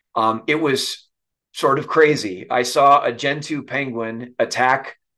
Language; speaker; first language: English; native; English